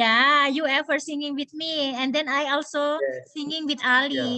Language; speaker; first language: English; non-native, learner; Indonesian